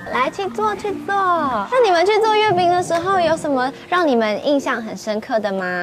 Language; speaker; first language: Chinese; native; Chinese